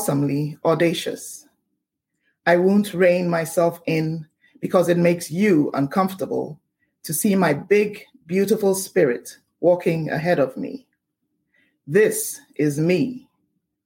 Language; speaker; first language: English; non-native, local second language; Ewe